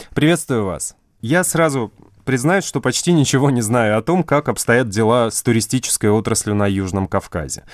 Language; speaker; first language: Russian; native; Russian